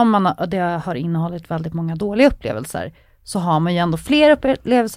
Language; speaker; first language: Swedish; native; Swedish